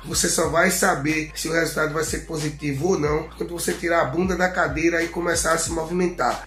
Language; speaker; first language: Portuguese; native; Portuguese